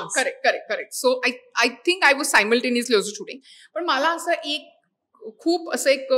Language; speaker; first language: Marathi; native; Marathi